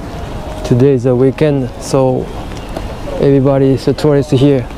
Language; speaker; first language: English; non-native, learner; Japanese